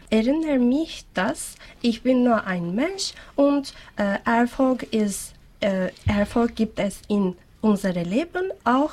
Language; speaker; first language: German; non-native, learner; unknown